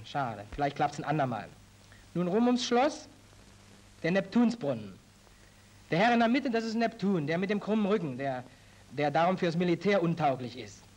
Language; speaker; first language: German; native; German